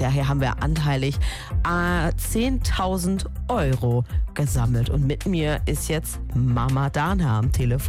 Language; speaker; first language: German; native; German